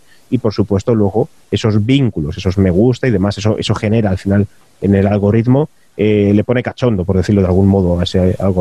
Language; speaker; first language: Spanish; native; Spanish